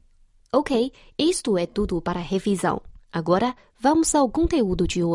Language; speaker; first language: Portuguese; non-native, fluent; Chinese